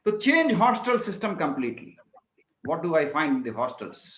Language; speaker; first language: English; non-native, local second language; Hindi